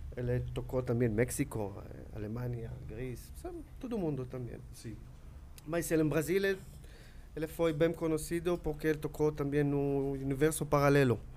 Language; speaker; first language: Portuguese; non-native, learner; Hebrew